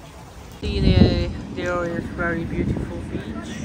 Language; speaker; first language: English; non-native, local second language; Urdu